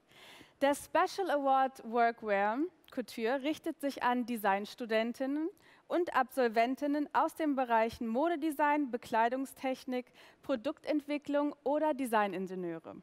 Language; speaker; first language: German; native; German